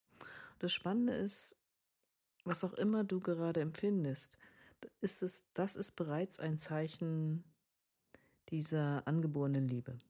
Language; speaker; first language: German; native; German